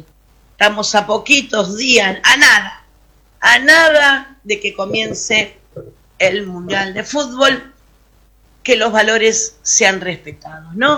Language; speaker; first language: Spanish; native; Spanish